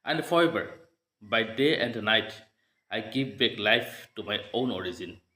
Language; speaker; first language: English; non-native, local second language; Assamese